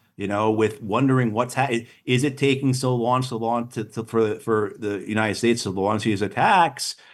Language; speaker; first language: English; native; English